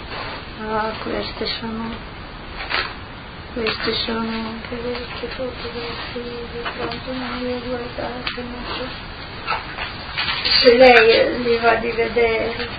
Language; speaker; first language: Italian; non-native, local second language; Slovenian